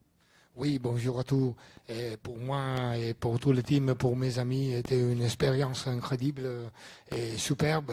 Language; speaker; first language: French; non-native, learner; Italian